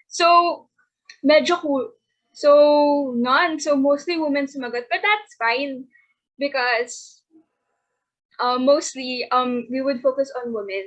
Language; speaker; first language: English; non-native, local second language; Filipino